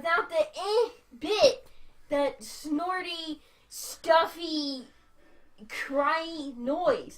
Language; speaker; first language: English; native; English